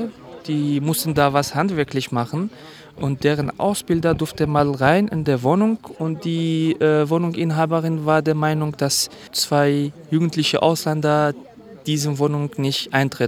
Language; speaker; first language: German; non-native, fluent; Kurdish